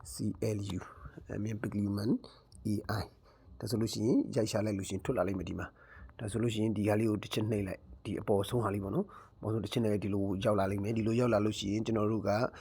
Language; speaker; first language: Burmese; native; Burmese